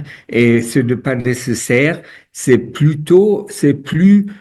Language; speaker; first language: French; non-native, fluent; German